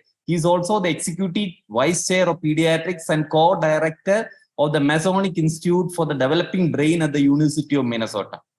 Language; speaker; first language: English; non-native, local second language; Malayalam